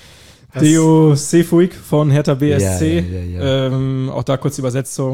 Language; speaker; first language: German; native; German